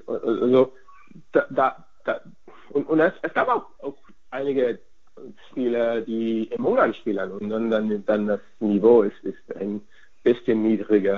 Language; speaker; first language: German; non-native, fluent; Hungarian